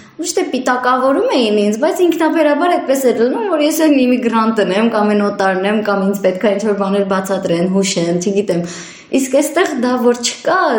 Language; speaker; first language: Armenian; early bilingual, heritage; Armenian